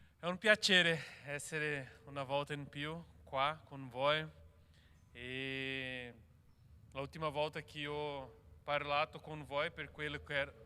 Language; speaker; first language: Italian; non-native, learner; Portuguese